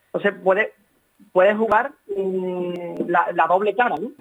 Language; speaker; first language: Spanish; native; Spanish